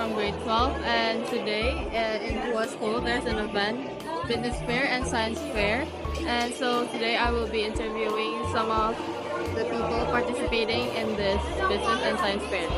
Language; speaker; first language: English; non-native, fluent; Indonesian